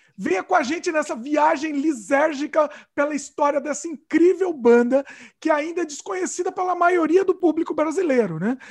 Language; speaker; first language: Portuguese; native; Portuguese